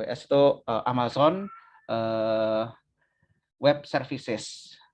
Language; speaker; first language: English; non-native, learner; Indonesian